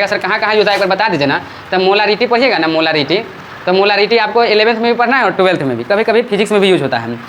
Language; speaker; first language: Hindi; native; Hindi